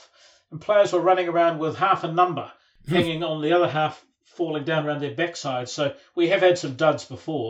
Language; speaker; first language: English; native; English